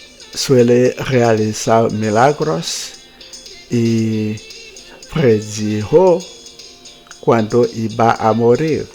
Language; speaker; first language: Spanish; non-native, fluent; Haitian Creole